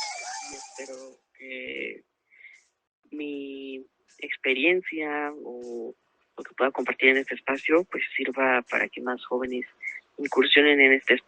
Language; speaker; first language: Spanish; native; Spanish